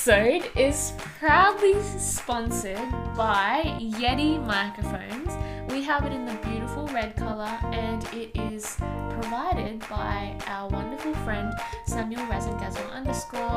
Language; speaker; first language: English; non-native, local second language; Tamil